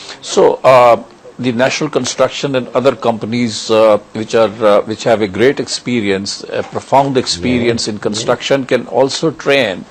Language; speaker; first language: English; non-native, local second language; Urdu